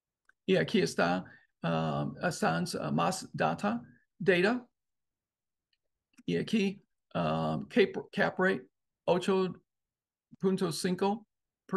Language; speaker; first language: Spanish; non-native, learner; English